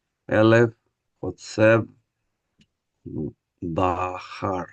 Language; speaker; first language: Hebrew; non-native, learner; English